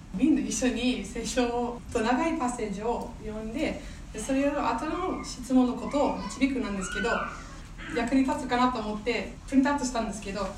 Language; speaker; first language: Japanese; non-native, fluent; English